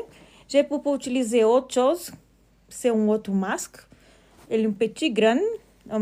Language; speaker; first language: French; non-native, learner; Portuguese